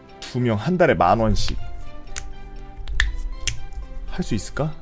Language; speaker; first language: Korean; native; Korean